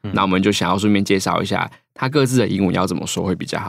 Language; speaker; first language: Chinese; native; Chinese